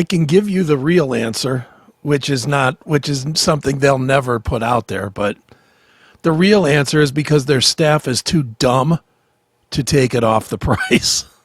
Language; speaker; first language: English; native; English